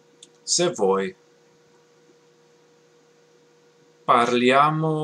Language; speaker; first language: Italian; non-native, learner; English